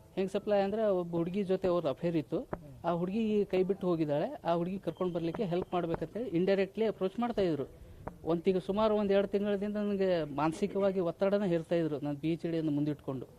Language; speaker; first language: Kannada; non-native, local second language; Lambadi